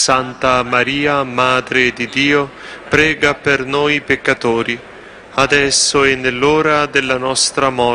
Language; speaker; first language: Italian; native; Italian